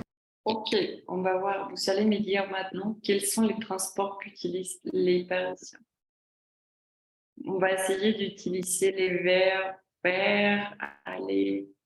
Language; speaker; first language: French; non-native, fluent; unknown